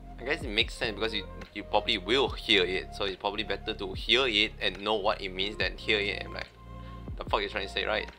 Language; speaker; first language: English; non-native, learner; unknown